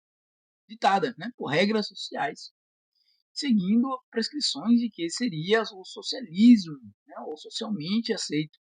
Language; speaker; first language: Portuguese; native; Portuguese